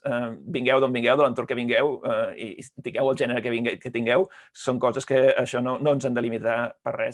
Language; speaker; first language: Catalan; native; Catalan